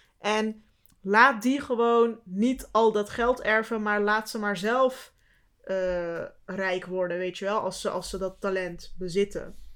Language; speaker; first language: Dutch; early bilingual, other home language; Turkish